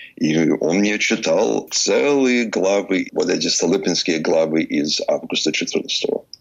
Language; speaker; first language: Russian; early bilingual, heritage; Russian